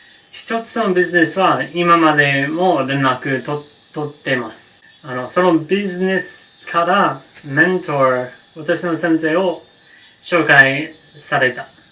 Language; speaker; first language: Japanese; non-native, learner; English